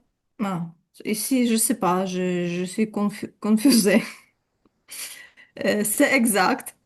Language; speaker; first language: French; non-native, learner; Ukrainian